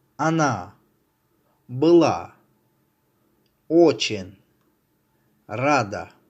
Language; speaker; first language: Russian; non-native, fluent; Tajik